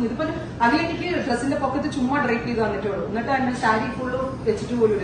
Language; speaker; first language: Malayalam; native; Malayalam